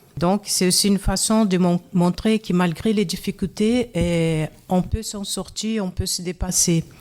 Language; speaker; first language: French; non-native, fluent; Portuguese